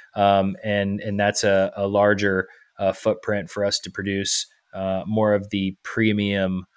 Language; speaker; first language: English; native; English